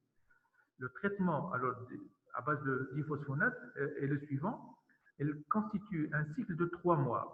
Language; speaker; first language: French; non-native, local second language; Arabic